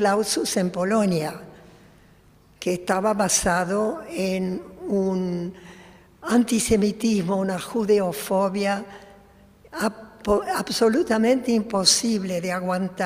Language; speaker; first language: Spanish; early bilingual, other home language; Polish